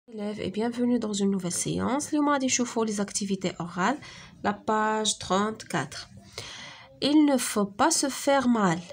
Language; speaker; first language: French; non-native, local second language; Arabic